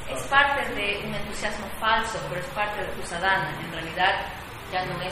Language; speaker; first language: Spanish; native; Spanish